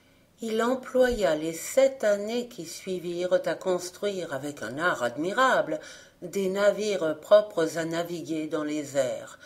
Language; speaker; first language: French; native; French